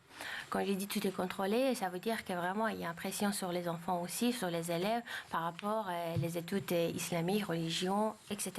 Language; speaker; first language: French; non-native, fluent; Persian